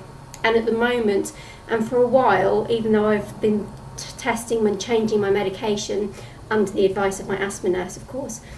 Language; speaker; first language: English; native; English